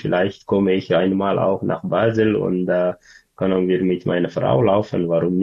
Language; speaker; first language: German; non-native, learner; Tigrinya